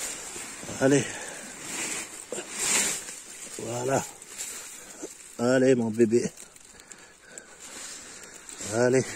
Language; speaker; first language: French; native; French